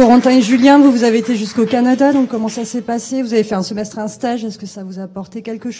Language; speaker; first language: French; native; French